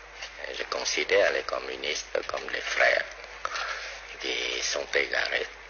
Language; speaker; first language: French; non-native, local second language; Vietnamese